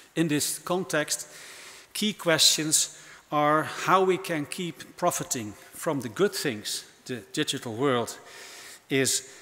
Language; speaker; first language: English; non-native, fluent; Dutch